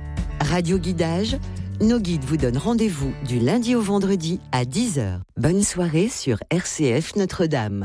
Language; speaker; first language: French; native; French